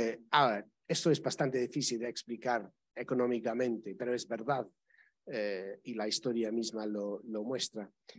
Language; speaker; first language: Spanish; non-native, fluent; English